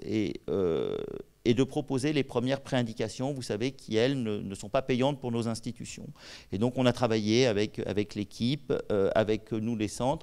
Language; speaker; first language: French; native; French